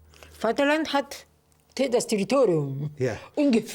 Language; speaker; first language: German; non-native, fluent; Russian